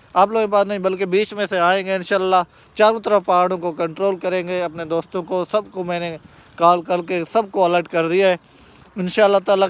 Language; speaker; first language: Urdu; non-native, local second language; Baluchi